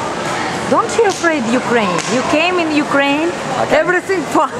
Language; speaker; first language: English; non-native, learner; Russian